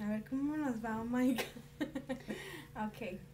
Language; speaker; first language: Spanish; early bilingual, heritage; Spanish